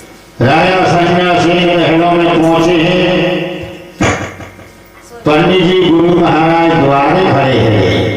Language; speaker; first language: Hindi; native; Hindi